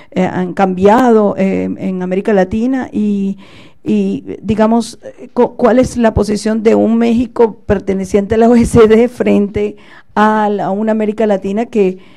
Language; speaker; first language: Spanish; native; Spanish